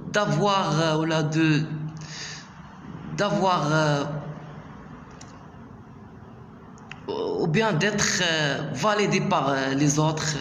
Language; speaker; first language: French; non-native, local second language; Arabic